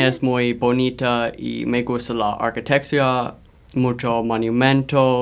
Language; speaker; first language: Spanish; non-native, learner; English